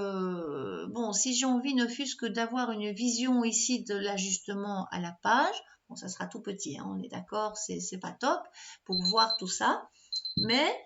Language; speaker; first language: French; native; French